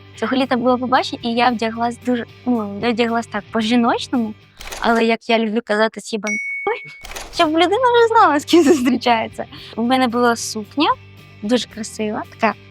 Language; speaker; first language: Ukrainian; non-native, fluent; Spanish